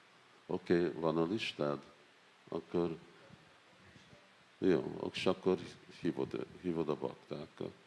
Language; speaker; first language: Hungarian; non-native, learner; English